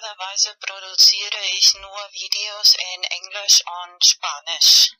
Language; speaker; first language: German; non-native, fluent; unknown